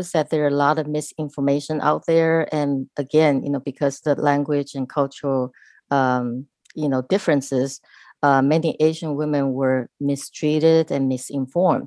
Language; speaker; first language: English; non-native, fluent; Chinese